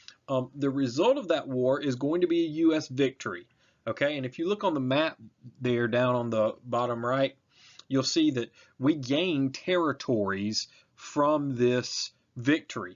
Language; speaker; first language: English; native; English